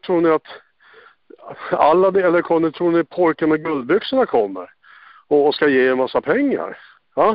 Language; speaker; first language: Swedish; native; Swedish